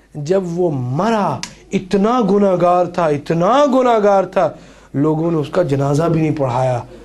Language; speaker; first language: Urdu; early bilingual, heritage; Urdu